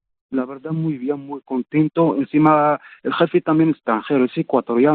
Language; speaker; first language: Spanish; non-native, fluent; Arabic